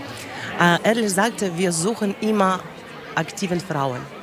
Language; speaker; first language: German; non-native, learner; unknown